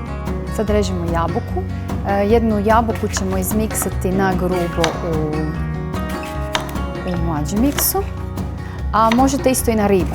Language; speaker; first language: Croatian; native; Croatian